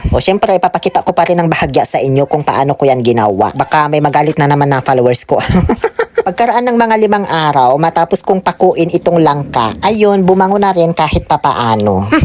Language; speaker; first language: Filipino; non-native, local second language; Pampanga